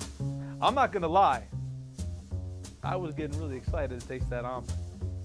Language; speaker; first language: English; native; English